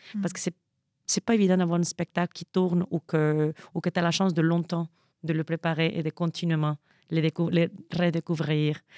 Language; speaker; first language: French; non-native, fluent; Spanish